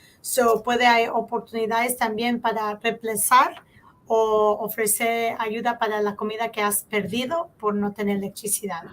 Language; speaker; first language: Spanish; early bilingual, heritage; Spanish